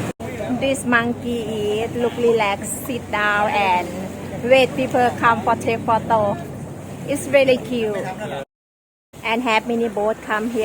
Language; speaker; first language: English; non-native, learner; Thai